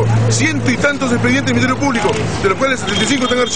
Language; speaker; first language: Spanish; native; Spanish